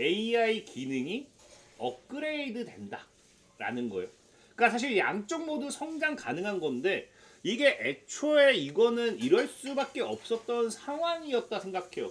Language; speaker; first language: Korean; native; Korean